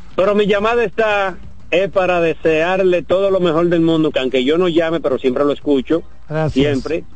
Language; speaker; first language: Spanish; native; Spanish